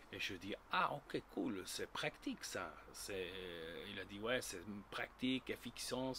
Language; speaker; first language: French; non-native, learner; Spanish